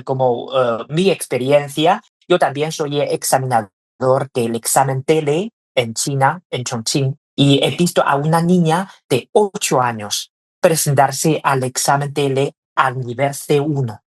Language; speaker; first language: Spanish; non-native, fluent; Chinese